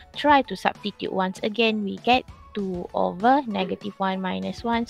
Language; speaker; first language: English; non-native, local second language; Malay